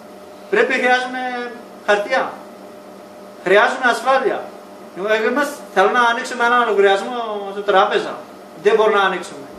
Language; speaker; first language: Greek; non-native, learner; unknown